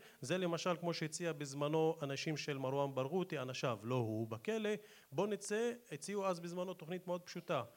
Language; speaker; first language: Hebrew; non-native, local second language; Arabic